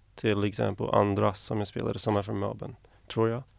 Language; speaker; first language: Swedish; non-native, fluent; English